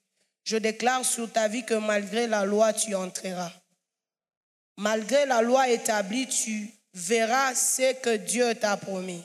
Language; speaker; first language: French; non-native, local second language; Swahili